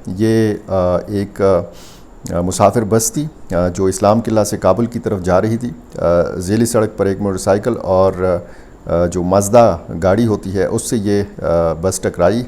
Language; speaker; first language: Urdu; native; Urdu